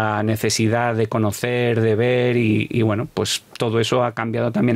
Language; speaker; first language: Spanish; native; Spanish